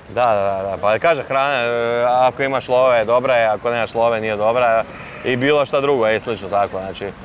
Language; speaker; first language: Serbian; native; Serbian